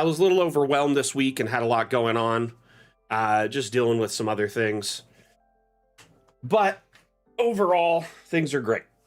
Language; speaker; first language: English; native; English